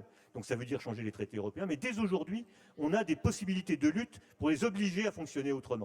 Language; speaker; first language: French; native; French